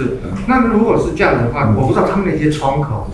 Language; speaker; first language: Chinese; native; Chinese